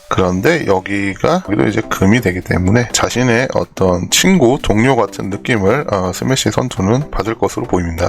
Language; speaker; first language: Korean; native; Korean